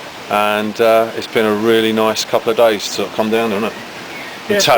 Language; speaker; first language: English; native; English